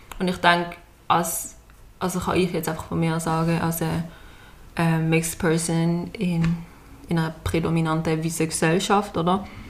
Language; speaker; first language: German; native; German